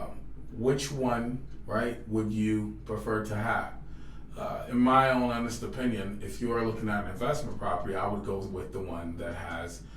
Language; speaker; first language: English; native; English